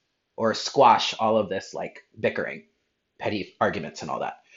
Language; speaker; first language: English; native; English